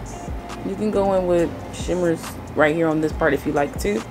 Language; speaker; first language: English; native; English